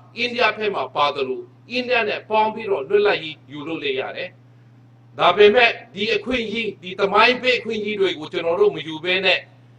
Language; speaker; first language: Burmese; non-native, local second language; Hakha Chin